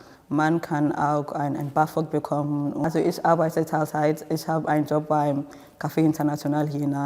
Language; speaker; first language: German; non-native, fluent; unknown